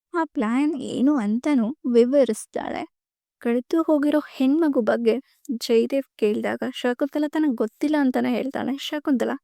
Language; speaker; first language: Kannada; native; Kannada